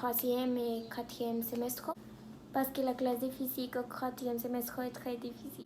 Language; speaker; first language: French; non-native, learner; Spanish